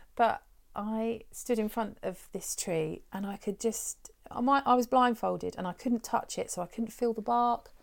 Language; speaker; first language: English; native; English